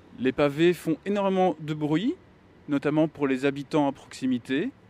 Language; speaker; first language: French; native; French